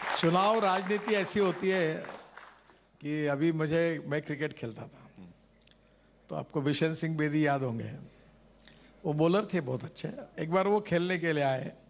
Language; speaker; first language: Hindi; non-native, local second language; Marathi